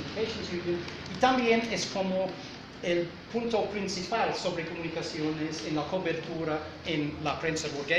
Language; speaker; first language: Spanish; non-native, fluent; English